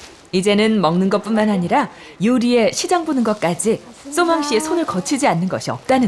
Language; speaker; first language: Korean; native; Korean